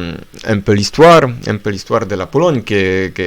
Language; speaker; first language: French; non-native, learner; Polish